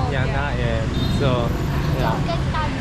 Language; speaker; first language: English; non-native, learner; Korean